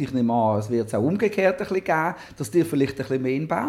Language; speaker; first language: German; native; German